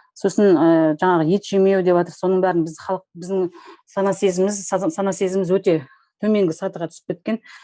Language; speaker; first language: Kazakh; native; Kazakh